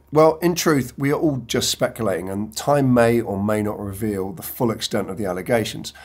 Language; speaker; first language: English; native; English